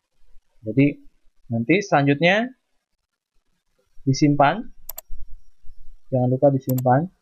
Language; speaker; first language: Indonesian; native; Indonesian